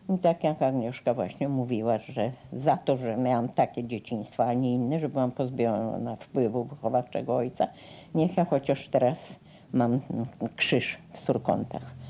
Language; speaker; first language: Polish; native; Polish